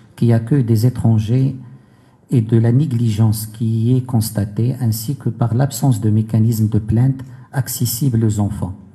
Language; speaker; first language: French; non-native, local second language; Arabic